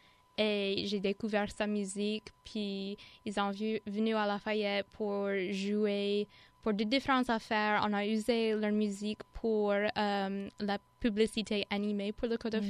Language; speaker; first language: French; non-native, fluent; English